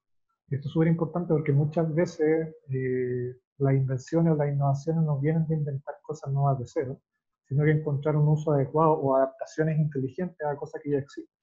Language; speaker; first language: Spanish; native; Spanish